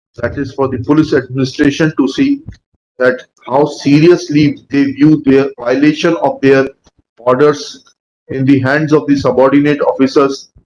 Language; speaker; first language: English; non-native, local second language; Hindi